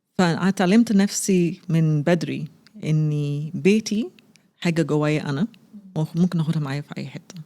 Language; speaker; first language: Egyptian Arabic; early bilingual, heritage; Arabic